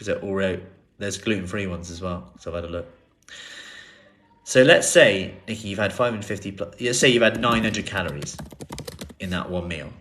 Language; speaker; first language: English; native; English